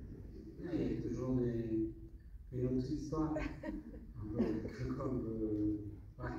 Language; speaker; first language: French; non-native, fluent; English